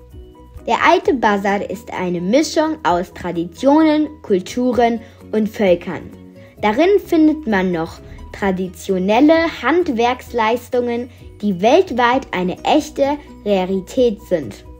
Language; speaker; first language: German; non-native, fluent; Macedonian